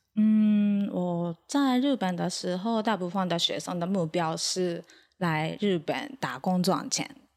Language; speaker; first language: Chinese; non-native, fluent; Japanese